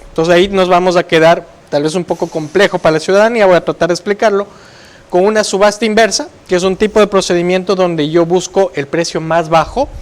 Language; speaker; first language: Spanish; native; Spanish